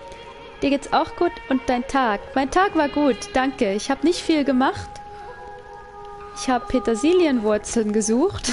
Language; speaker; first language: German; native; German